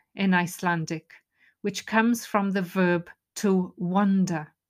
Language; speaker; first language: English; non-native, local second language; Welsh